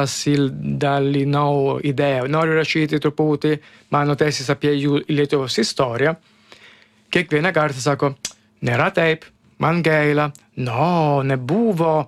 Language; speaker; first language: Lithuanian; non-native, learner; Italian